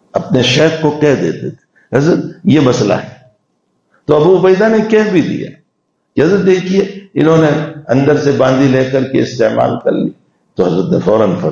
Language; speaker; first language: Urdu; non-native, local second language; Gujarati